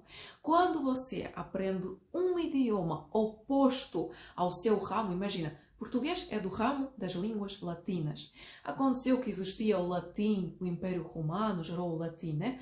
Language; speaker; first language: Portuguese; non-native, fluent; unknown